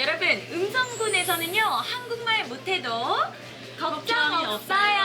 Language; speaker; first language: Korean; native; Korean